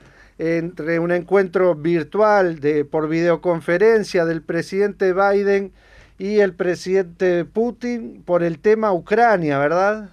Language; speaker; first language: Spanish; native; Spanish